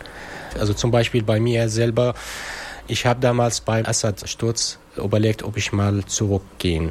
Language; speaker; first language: German; non-native, fluent; Arabic